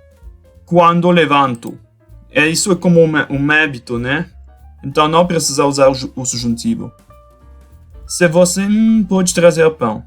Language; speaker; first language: Portuguese; non-native, fluent; French